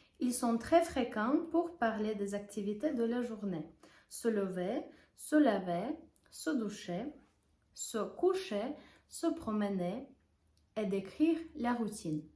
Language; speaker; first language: French; non-native, fluent; Ukrainian